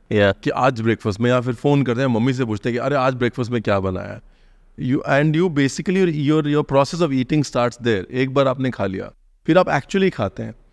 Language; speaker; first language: Hindi; native; Hindi